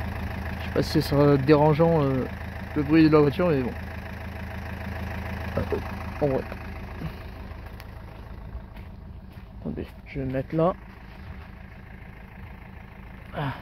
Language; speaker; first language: French; native; French